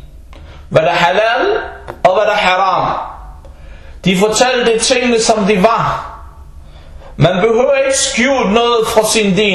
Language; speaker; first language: Danish; early bilingual, other home language; Arabic